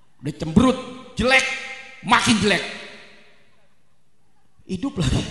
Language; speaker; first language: Indonesian; native; Indonesian